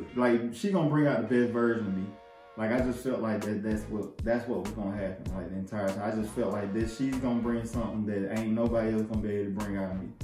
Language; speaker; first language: English; native; English